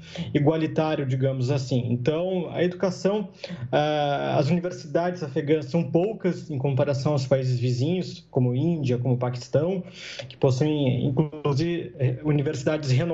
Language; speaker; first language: Portuguese; native; Portuguese